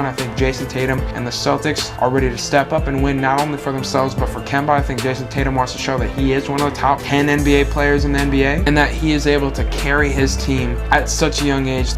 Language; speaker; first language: English; native; English